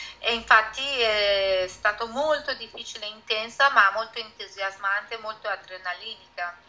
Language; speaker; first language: Italian; non-native, fluent; Persian